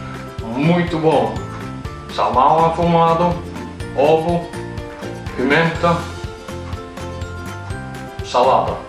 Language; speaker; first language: Portuguese; non-native, learner; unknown